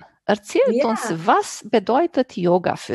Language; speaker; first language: German; non-native, fluent; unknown